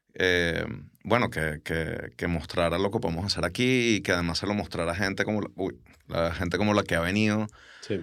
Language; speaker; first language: Spanish; native; Spanish